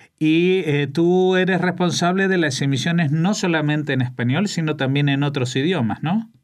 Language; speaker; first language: Spanish; native; Spanish